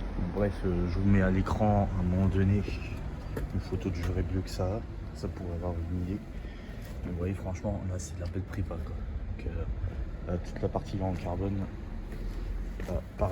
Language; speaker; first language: French; native; French